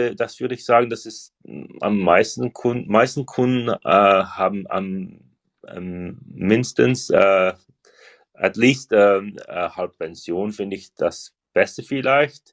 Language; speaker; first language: German; non-native, learner; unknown